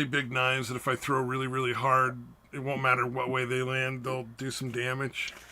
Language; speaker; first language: English; native; English